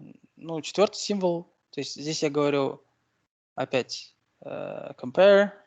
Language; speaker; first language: Russian; native; Russian